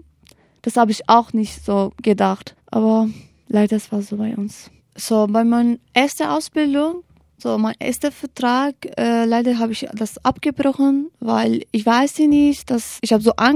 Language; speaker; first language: German; non-native, learner; Kurdish